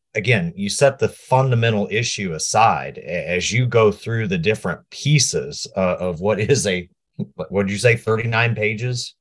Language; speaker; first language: English; native; English